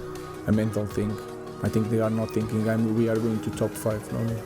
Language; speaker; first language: English; non-native, fluent; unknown